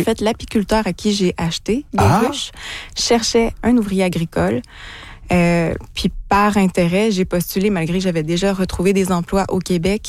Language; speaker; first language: French; native; French